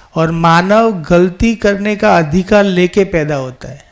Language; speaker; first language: Hindi; non-native, local second language; Gujarati